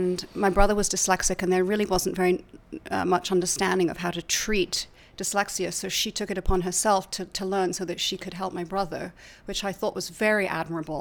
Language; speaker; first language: English; native; English